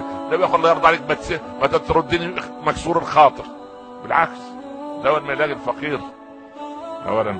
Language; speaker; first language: Arabic; native; Arabic